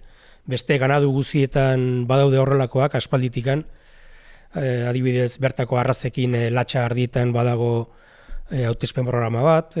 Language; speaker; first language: Basque; native; Basque